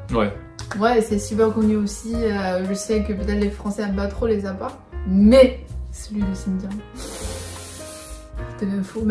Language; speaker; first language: French; non-native, learner; Chinese